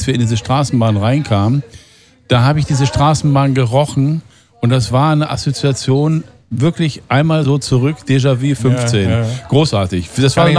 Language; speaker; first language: German; native; German